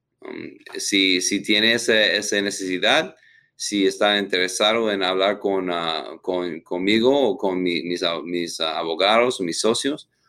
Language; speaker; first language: Spanish; non-native, learner; English